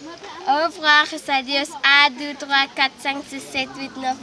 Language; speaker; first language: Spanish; non-native, local second language; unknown